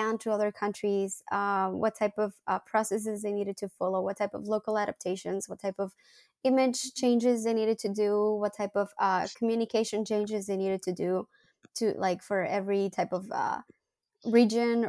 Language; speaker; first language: English; non-native, fluent; Spanish